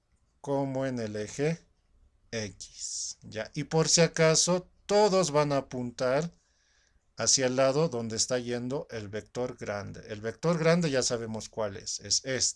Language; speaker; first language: Spanish; native; Spanish